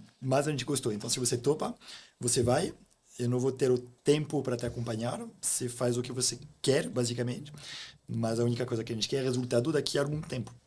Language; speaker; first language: Portuguese; non-native, fluent; French